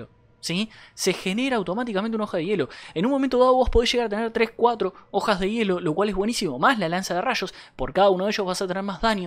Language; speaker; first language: Spanish; native; Spanish